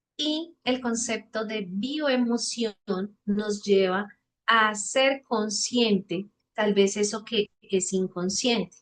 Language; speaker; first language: Spanish; native; Spanish